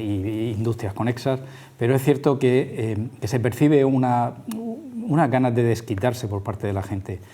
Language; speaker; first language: Spanish; native; Spanish